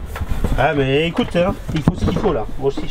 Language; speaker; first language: French; native; French